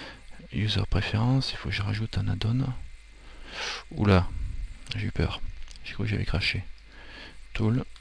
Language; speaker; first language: French; native; French